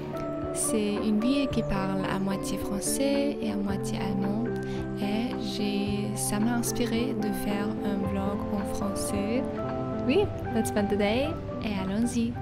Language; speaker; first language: French; non-native, learner; English